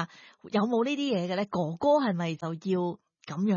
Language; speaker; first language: Cantonese; native; Cantonese